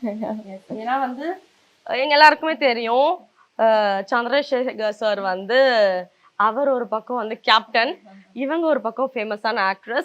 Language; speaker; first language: Tamil; native; Tamil